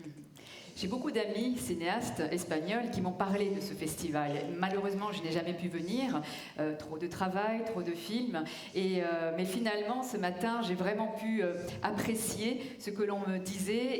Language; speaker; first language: French; native; French